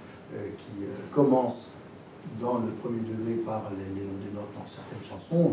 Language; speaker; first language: French; native; French